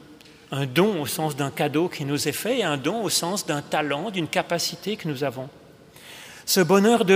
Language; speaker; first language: French; native; French